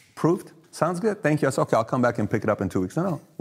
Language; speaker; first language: English; early bilingual, other home language; Persian